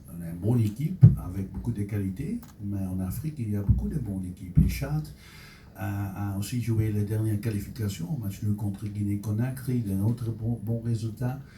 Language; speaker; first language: French; non-native, local second language; Dutch